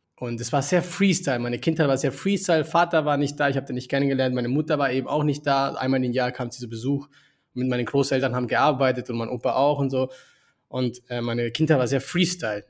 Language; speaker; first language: German; early bilingual, other home language; Spanish